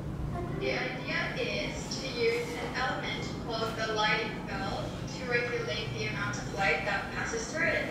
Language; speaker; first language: English; non-native, learner; Indonesian